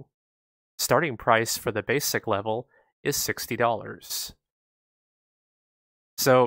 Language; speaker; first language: English; native; English